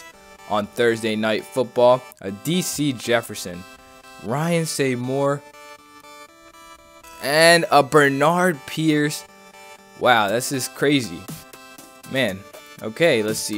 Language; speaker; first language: English; native; English